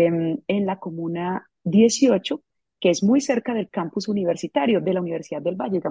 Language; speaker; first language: Spanish; native; Spanish